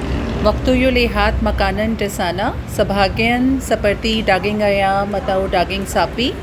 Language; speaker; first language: Indonesian; non-native, learner; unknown